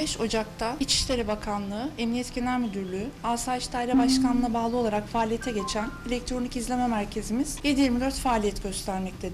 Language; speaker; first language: Turkish; native; Turkish